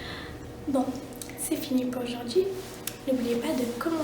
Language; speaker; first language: French; non-native, local second language; Arabic